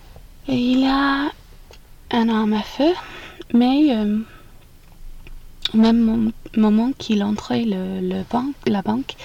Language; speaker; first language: French; non-native, learner; English